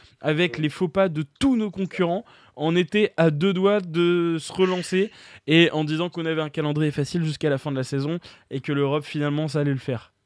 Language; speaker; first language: French; native; French